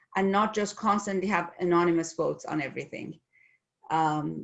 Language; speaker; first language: English; non-native, fluent; Persian